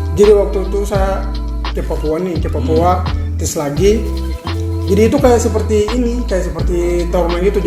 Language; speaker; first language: Indonesian; native; Indonesian